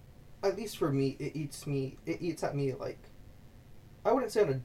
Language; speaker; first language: English; early bilingual, other home language; Spanish